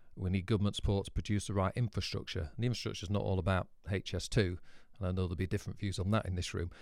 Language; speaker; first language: English; native; English